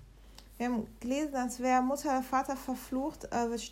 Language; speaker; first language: German; native; German